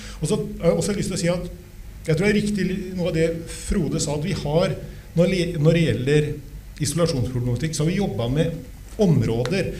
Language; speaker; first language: Norwegian; native; Norwegian